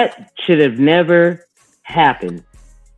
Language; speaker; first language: English; native; English